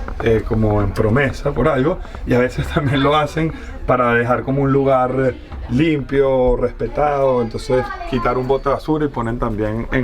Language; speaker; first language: Spanish; native; Spanish